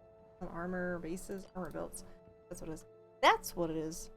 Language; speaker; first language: English; native; English